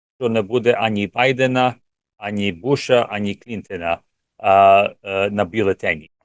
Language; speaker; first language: Ukrainian; early bilingual, heritage; English